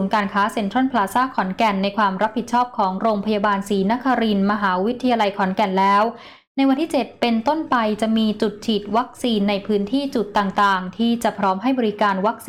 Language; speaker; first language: Thai; native; Thai